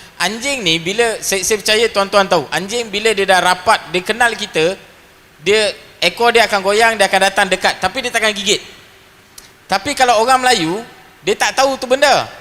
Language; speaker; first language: Malay; non-native, local second language; Tamil